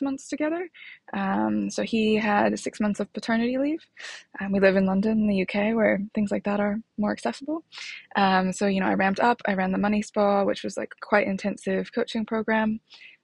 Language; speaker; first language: English; native; English